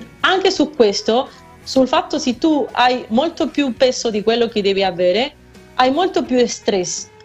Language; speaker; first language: Italian; non-native, fluent; Spanish